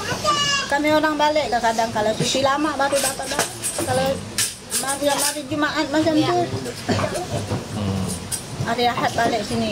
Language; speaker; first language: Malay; non-native, local second language; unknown